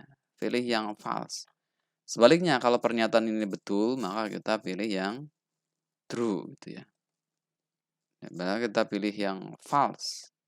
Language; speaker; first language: Indonesian; native; Indonesian